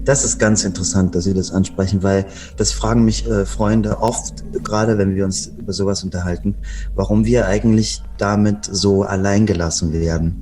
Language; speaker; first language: German; native; German